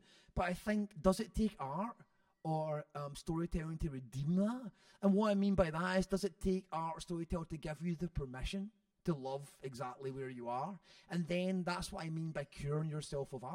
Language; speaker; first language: English; native; English